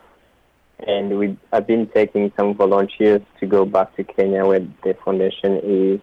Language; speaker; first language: English; non-native, local second language; Kinyarwanda